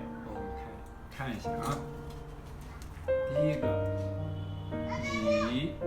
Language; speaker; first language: Chinese; non-native, fluent; Kazakh